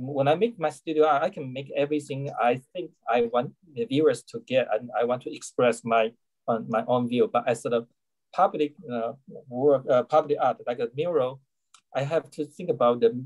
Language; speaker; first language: English; non-native, learner; Chinese